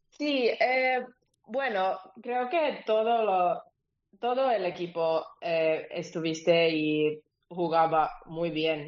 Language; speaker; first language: Spanish; non-native, learner; Finnish